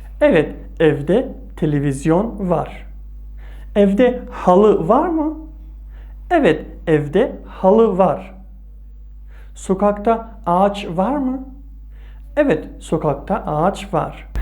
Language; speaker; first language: Turkish; non-native, fluent; Persian